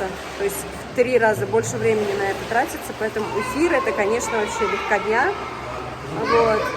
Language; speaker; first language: Russian; native; Russian